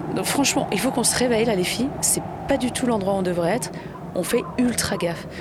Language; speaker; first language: French; native; French